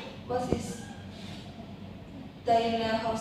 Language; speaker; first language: German; non-native, learner; Indonesian